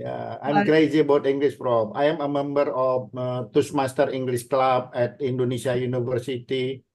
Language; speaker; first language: English; non-native, learner; Indonesian